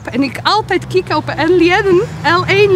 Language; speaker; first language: Dutch; non-native, learner; Polish